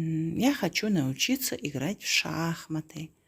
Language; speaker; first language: Russian; non-native, local second language; Kazakh